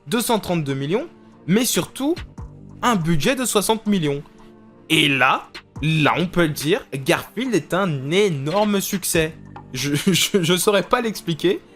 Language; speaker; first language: French; native; French